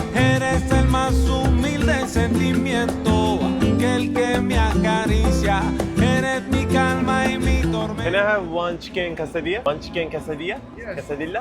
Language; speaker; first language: Turkish; native; Turkish